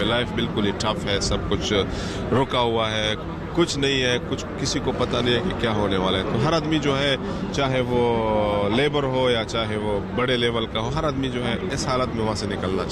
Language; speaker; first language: Hindi; non-native, fluent; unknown